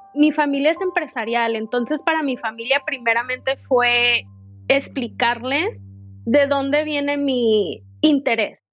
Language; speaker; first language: Spanish; early bilingual, heritage; Spanish